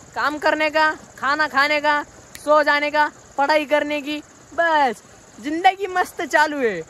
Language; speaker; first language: Hindi; non-native, local second language; Marathi